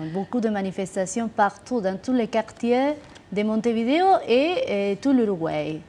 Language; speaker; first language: French; non-native, fluent; Spanish